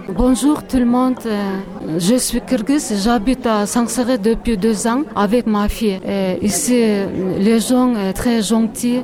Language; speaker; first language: French; non-native, learner; Kyrgyz